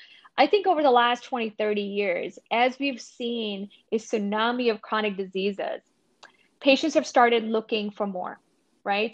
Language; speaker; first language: English; non-native, local second language; Gujarati